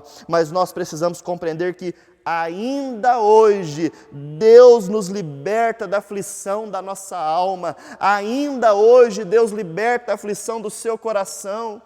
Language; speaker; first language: Portuguese; native; Portuguese